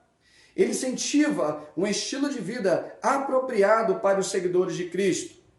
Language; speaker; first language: Portuguese; native; Portuguese